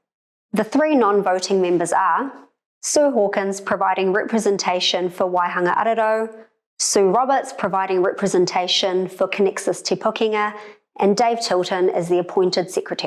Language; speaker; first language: English; native; English